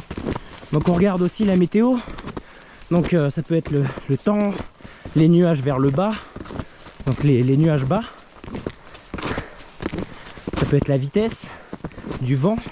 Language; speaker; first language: French; native; French